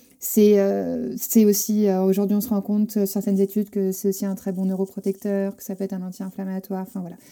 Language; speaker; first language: French; non-native, fluent; Spanish